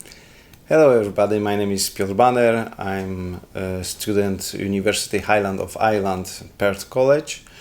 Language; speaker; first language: English; non-native, learner; Polish